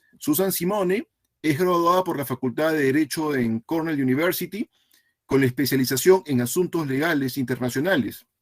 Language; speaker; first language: Spanish; native; Spanish